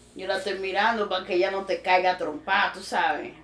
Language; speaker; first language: Spanish; early bilingual, heritage; Spanish